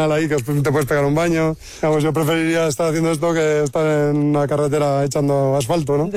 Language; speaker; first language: Spanish; native; Spanish